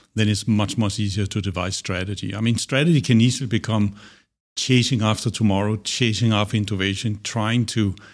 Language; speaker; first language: English; non-native, fluent; Danish